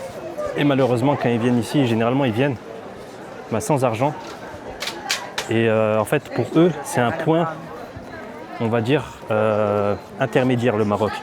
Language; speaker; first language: French; native; French